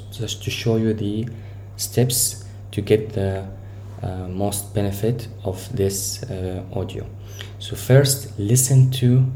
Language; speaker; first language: English; non-native, fluent; Arabic